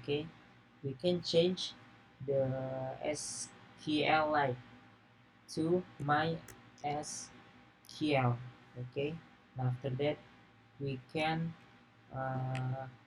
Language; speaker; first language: English; non-native, learner; Indonesian